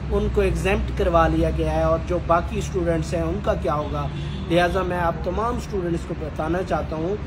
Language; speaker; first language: Urdu; native; Urdu